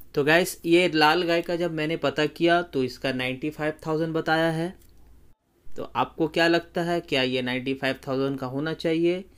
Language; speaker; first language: Hindi; native; Hindi